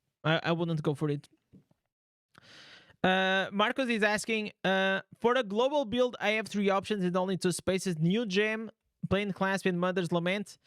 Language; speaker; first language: English; non-native, fluent; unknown